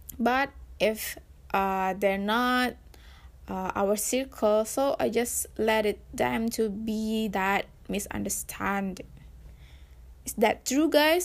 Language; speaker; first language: English; non-native, learner; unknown